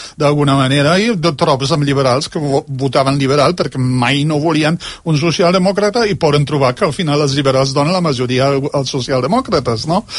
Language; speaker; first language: Catalan; non-native, fluent; German